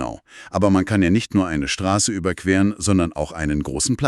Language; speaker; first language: German; native; German